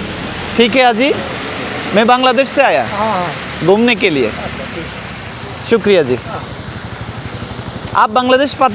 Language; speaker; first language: Hindi; non-native, learner; Bangla